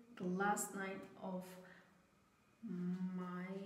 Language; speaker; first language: English; non-native, learner; Turkish